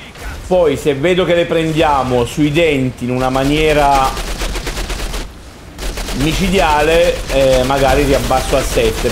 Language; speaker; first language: Italian; native; Italian